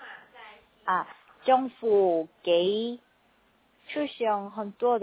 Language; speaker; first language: Chinese; non-native, learner; Korean